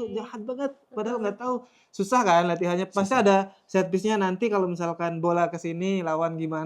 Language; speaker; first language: Indonesian; native; Indonesian